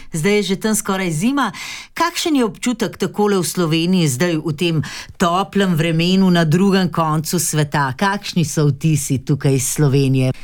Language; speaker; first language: Slovenian; native; Slovenian